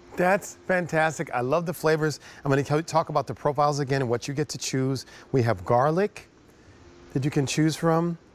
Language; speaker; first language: English; native; English